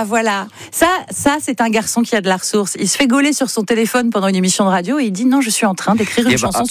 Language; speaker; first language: French; native; French